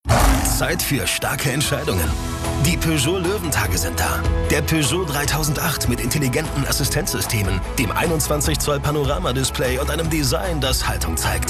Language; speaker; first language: German; native; German